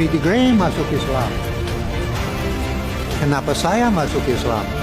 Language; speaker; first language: Indonesian; non-native, fluent; English